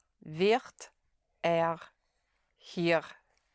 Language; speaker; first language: German; non-native, learner; English